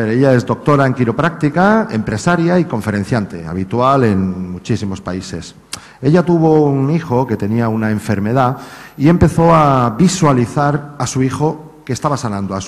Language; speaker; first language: Spanish; native; Spanish